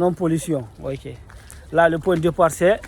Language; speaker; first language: French; native; French